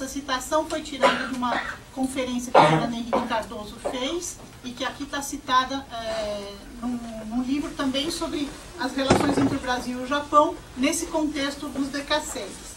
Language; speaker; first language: Portuguese; native; Portuguese